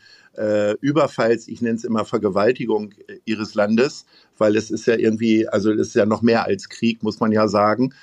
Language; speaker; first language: German; native; German